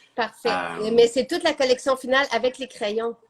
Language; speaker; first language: French; native; French